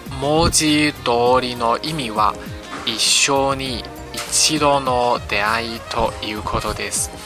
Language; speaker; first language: Japanese; non-native, fluent; Chinese